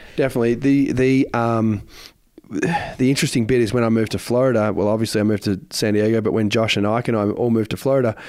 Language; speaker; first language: English; native; English